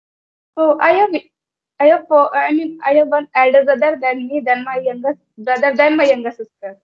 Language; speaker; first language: English; non-native, learner; Hindi